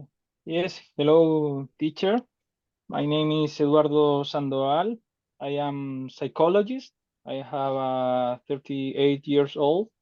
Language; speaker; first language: English; non-native, learner; Spanish